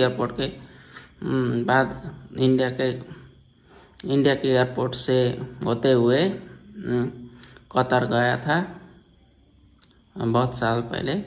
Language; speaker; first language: Hindi; non-native, learner; Nepali